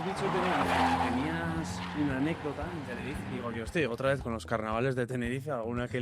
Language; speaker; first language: Spanish; native; Spanish